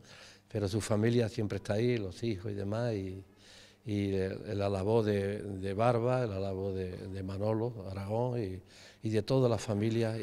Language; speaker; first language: Spanish; native; Spanish